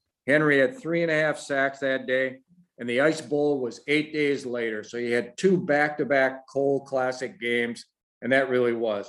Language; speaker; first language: English; native; English